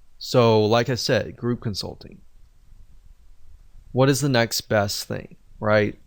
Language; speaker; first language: English; native; English